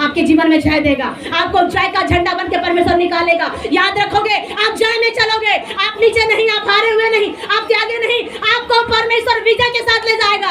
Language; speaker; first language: Hindi; native; Hindi